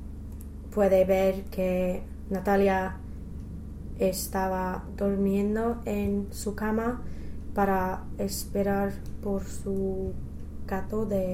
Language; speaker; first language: Spanish; non-native, learner; English